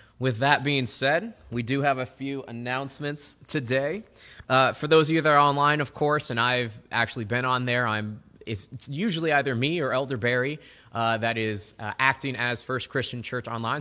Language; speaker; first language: English; native; English